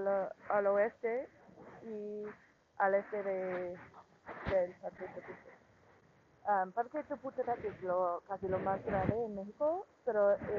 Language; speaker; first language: Spanish; non-native, learner; English